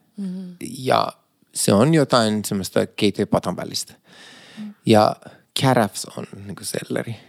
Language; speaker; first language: Finnish; early bilingual, other home language; Persian